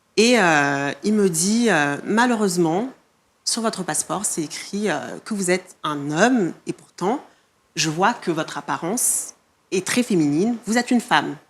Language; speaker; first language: French; non-native, local second language; Malagasy